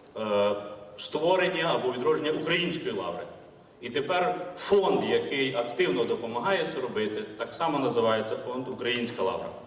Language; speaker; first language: Ukrainian; native; Ukrainian